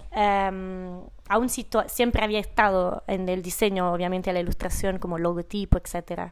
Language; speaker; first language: Spanish; non-native, fluent; Italian